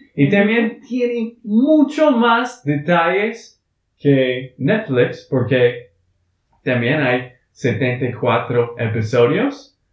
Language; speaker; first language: Spanish; non-native, learner; English